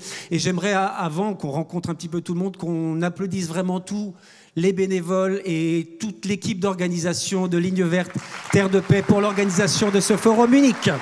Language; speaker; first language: French; native; French